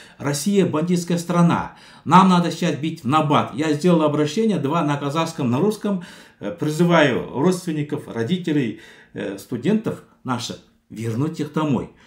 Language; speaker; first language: Russian; non-native, local second language; Kazakh